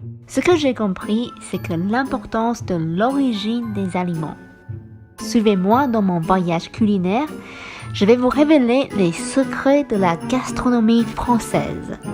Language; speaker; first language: French; non-native, fluent; Chinese